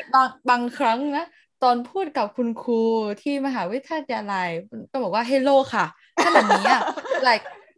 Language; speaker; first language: Thai; non-native, learner; Vietnamese